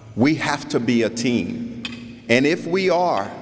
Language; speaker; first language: English; native; English